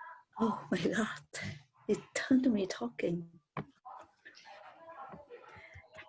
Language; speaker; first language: English; non-native, learner; Vietnamese